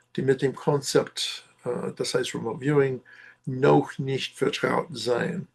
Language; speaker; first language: German; non-native, learner; English